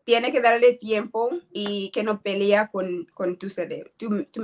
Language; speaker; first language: Spanish; non-native, learner; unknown